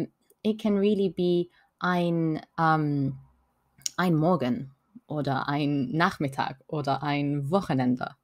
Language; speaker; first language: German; non-native, learner; French